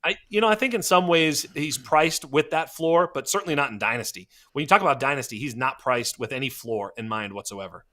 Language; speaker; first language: English; native; English